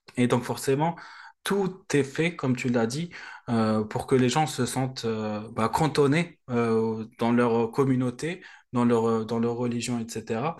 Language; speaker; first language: French; non-native, local second language; Arabic